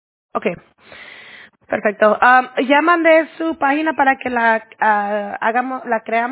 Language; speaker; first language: Spanish; early bilingual, heritage; Spanish